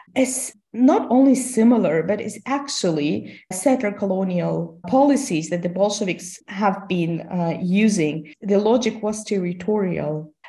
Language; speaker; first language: English; non-native, fluent; Russian